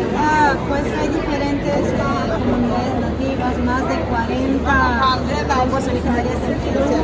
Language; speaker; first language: Spanish; native; Spanish